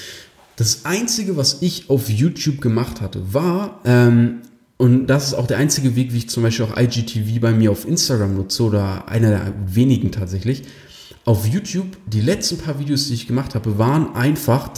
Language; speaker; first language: German; native; German